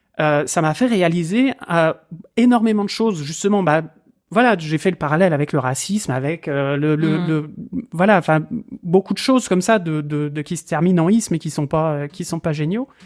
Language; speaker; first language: French; native; French